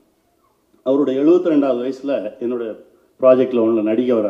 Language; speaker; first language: Tamil; native; Tamil